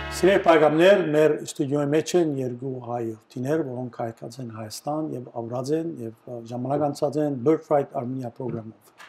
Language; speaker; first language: Armenian; early bilingual, heritage; Armenian